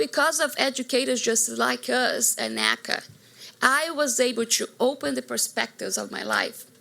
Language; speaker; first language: English; non-native, fluent; Portuguese